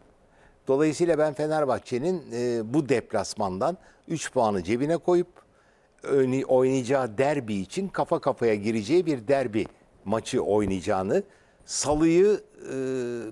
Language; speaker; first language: Turkish; native; Turkish